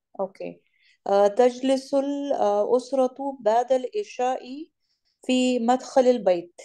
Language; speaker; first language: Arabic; non-native, learner; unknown